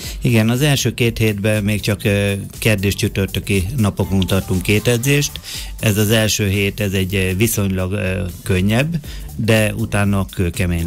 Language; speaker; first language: Hungarian; native; Hungarian